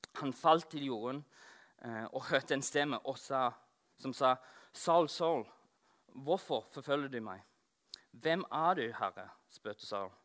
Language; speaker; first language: Norwegian; non-native, fluent; English